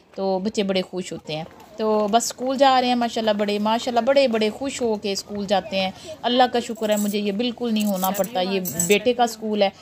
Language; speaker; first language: Urdu; non-native, local second language; Punjabi